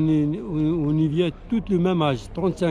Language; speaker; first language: French; non-native, learner; Arabic